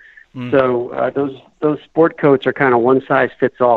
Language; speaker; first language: English; native; English